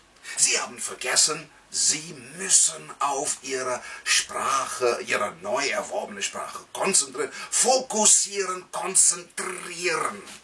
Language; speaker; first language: German; non-native, fluent; English